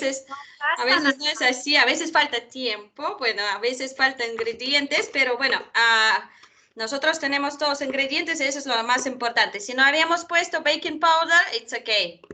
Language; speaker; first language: Spanish; non-native, fluent; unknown